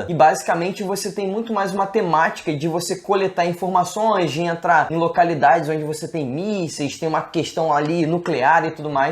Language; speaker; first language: Portuguese; native; Portuguese